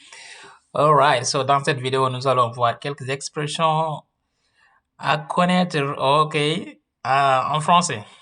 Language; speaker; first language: French; non-native, local second language; Wolof